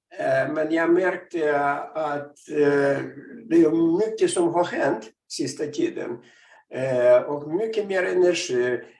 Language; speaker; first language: Swedish; non-native, fluent; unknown